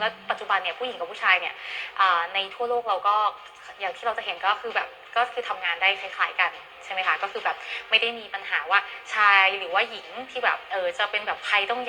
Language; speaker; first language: Thai; native; Thai